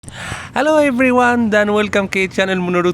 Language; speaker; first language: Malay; non-native, learner; Arabic